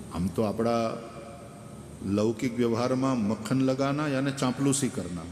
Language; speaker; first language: Hindi; non-native, local second language; Gujarati